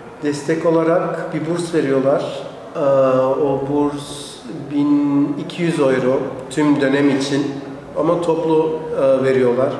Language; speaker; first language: Turkish; early bilingual, heritage; Turkish